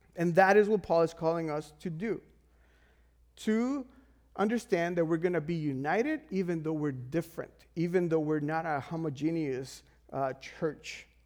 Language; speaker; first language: English; non-native, fluent; Spanish